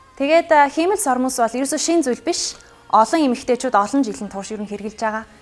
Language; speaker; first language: Mongolian; non-native, fluent; English